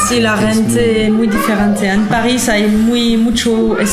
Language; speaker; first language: Spanish; non-native, learner; French